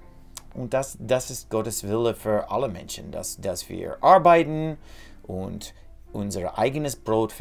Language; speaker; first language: German; non-native, fluent; English